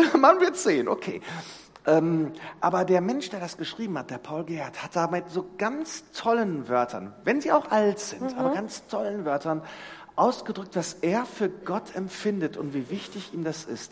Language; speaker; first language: German; native; German